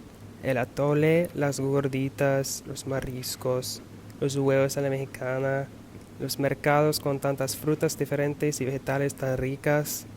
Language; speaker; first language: Spanish; non-native, learner; English